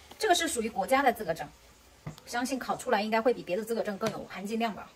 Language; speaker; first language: Chinese; native; Chinese